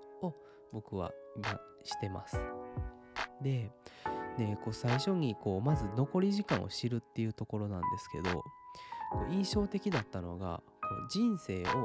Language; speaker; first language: Japanese; native; Japanese